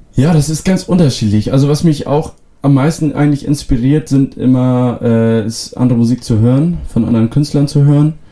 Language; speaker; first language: German; non-native, local second language; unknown